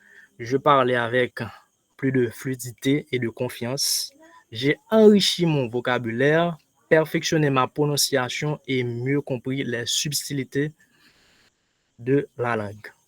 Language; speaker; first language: French; non-native, local second language; Haitian Creole